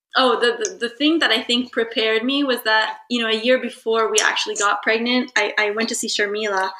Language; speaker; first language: English; early bilingual, other home language; Italian